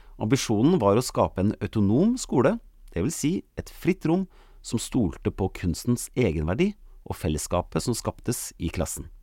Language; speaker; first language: Norwegian; native; Norwegian